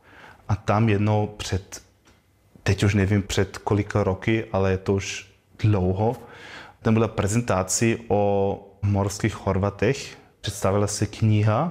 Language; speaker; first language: Czech; non-native, learner; German